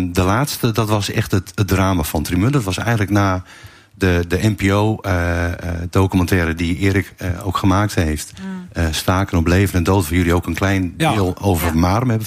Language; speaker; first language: Dutch; native; Dutch